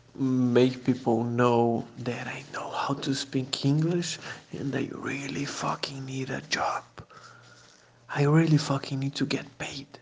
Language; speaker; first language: English; non-native, fluent; Portuguese